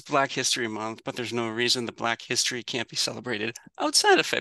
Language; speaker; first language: English; native; English